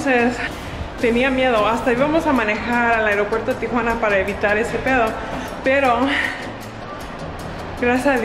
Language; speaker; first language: Spanish; early bilingual, heritage; Spanish